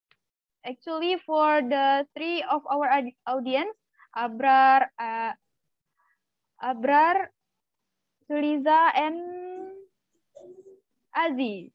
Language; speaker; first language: English; non-native, learner; Malay